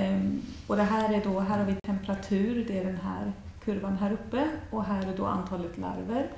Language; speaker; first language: Swedish; native; Swedish